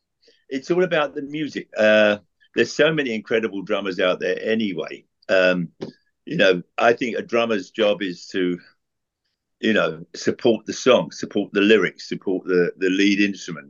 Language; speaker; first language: English; native; English